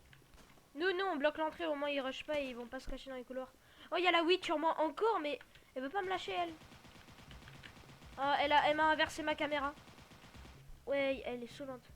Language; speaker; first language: French; native; French